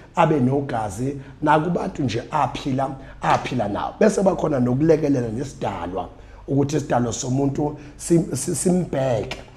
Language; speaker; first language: Zulu; native; Zulu